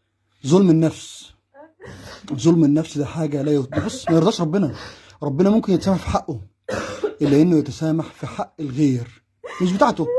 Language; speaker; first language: Arabic; native; Arabic